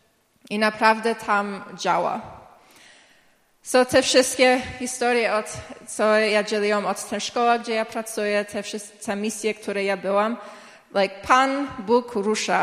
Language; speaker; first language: Polish; early bilingual, heritage; English